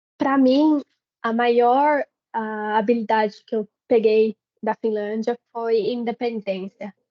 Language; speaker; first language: Portuguese; native; Portuguese